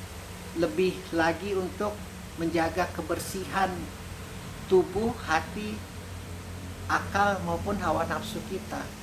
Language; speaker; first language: Indonesian; native; Indonesian